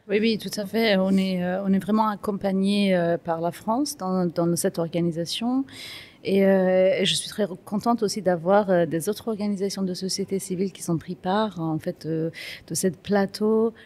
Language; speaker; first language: French; non-native, fluent; Kurdish